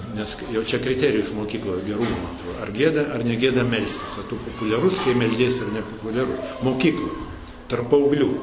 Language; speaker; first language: Lithuanian; early bilingual, heritage; Lithuanian